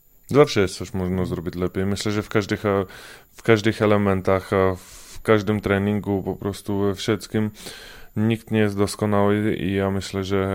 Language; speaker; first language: Polish; non-native, fluent; Czech